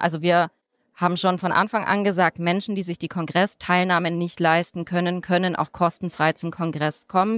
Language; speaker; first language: German; native; German